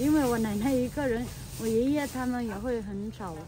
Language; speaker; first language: Chinese; non-native, fluent; Vietnamese